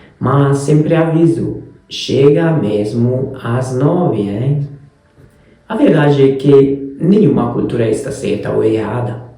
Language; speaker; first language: Portuguese; non-native, fluent; Hungarian